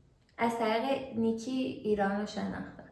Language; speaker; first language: Persian; native; Persian